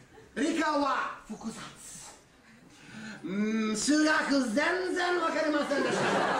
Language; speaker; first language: Japanese; non-native, learner; English